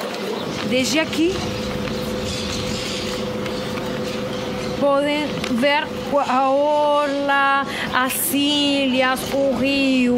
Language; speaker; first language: Portuguese; non-native, fluent; Spanish